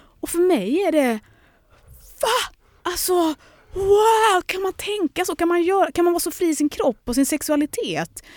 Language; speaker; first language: Swedish; early bilingual, other home language; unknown